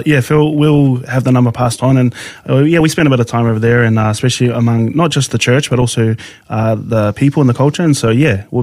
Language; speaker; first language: English; native; English